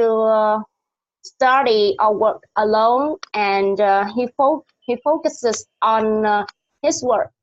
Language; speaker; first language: English; non-native, learner; Vietnamese